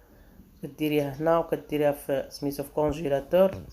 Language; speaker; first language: Arabic; native; Arabic